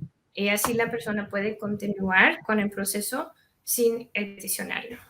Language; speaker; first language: Spanish; non-native, fluent; English